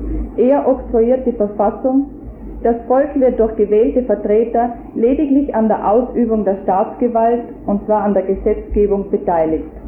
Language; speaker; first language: German; native; German